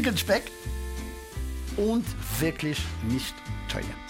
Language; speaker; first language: German; non-native, fluent; French